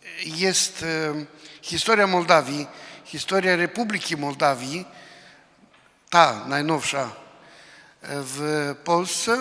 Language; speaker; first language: Polish; non-native, fluent; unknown